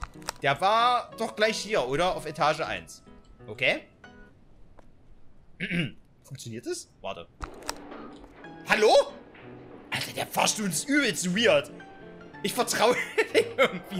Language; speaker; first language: German; native; German